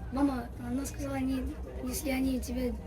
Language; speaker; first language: Russian; early bilingual, heritage; English